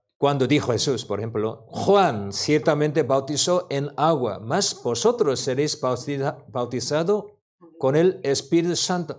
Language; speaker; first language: Spanish; non-native, learner; Korean